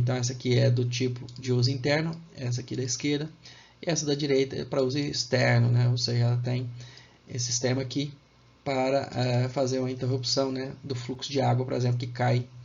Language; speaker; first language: Portuguese; native; Portuguese